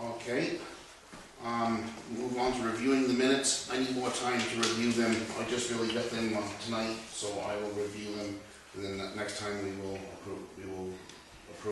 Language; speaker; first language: English; native; English